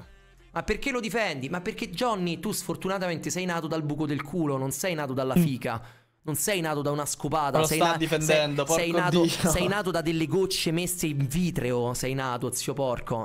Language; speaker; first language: Italian; native; Italian